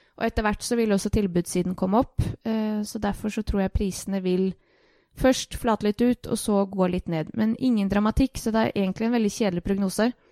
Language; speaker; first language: Norwegian; early bilingual, other home language; Bosnian